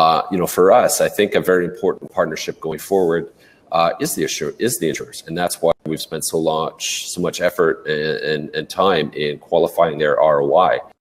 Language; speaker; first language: English; native; English